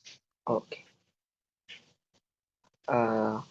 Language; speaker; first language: English; non-native, learner; Chinese